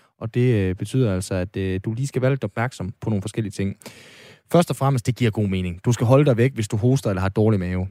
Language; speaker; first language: Danish; native; Danish